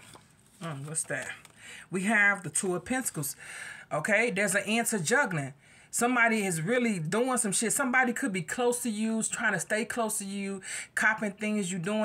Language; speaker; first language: English; native; English